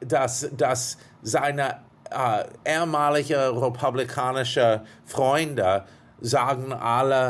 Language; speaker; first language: German; non-native, fluent; English